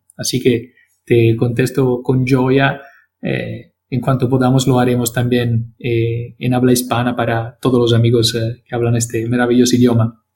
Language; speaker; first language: Spanish; non-native, fluent; Italian